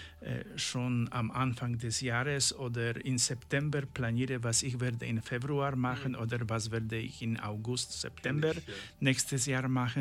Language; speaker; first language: German; non-native, learner; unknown